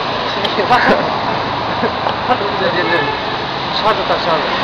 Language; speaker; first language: Turkish; non-native, learner; Kyrgyz